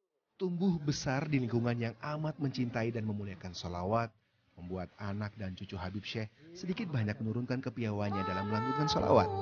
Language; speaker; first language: Indonesian; native; Indonesian